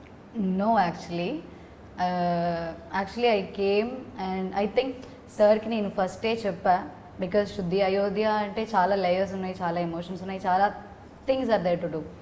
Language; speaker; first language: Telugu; non-native, learner; Malayalam